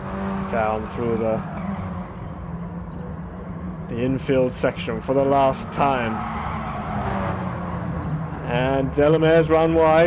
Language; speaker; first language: English; native; English